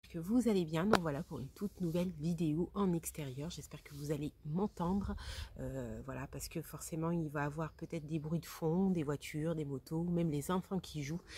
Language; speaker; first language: French; native; French